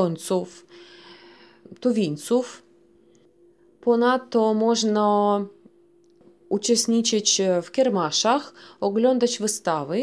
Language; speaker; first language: Polish; early bilingual, heritage; Polish